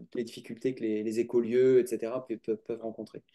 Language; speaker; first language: French; native; French